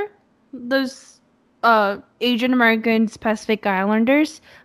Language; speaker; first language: English; non-native, fluent; Japanese